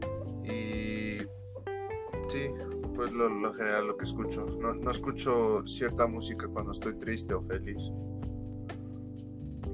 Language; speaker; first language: Spanish; early bilingual, heritage; Spanish